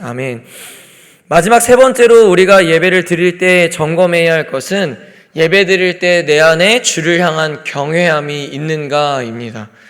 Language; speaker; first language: Korean; native; Korean